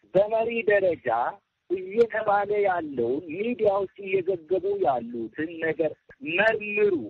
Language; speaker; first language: Amharic; non-native, local second language; Oromo